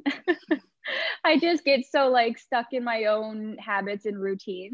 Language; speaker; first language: English; native; English